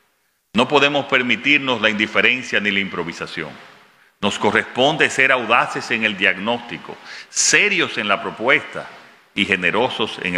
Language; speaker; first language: Spanish; native; Spanish